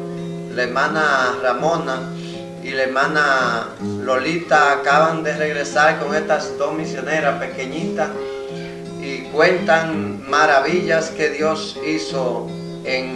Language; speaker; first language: Spanish; native; Spanish